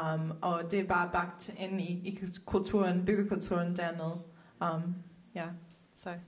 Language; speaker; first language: Danish; non-native, fluent; Dutch